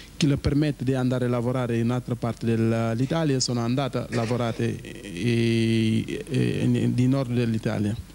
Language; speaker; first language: Italian; non-native, learner; Wolof